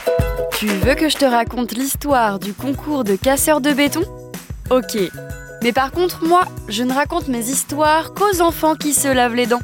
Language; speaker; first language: French; native; French